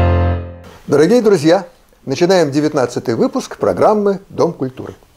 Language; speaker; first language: Russian; native; Russian